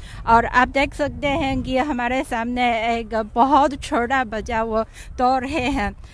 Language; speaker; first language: Hindi; non-native, fluent; Chinese